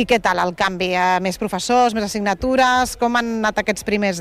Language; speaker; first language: Catalan; native; Catalan